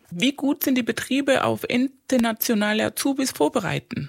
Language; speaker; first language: German; non-native, fluent; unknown